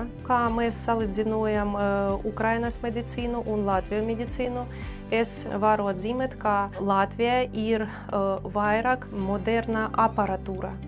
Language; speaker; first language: Latvian; non-native, learner; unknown